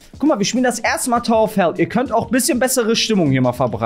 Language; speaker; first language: German; native; German